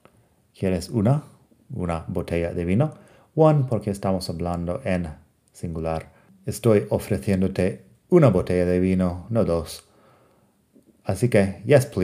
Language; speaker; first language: Spanish; non-native, fluent; English